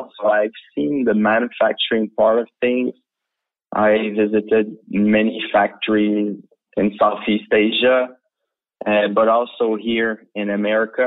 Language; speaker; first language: English; native; English